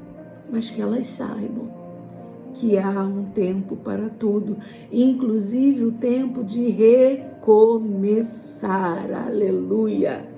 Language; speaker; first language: Portuguese; native; Portuguese